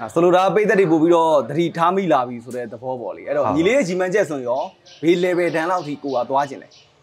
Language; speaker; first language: Burmese; native; Burmese